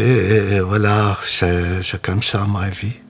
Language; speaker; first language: French; non-native, learner; Arabic